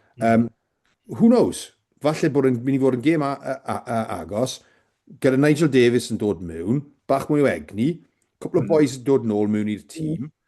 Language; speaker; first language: Welsh; native; Welsh